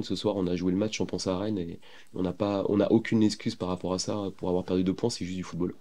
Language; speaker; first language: French; native; French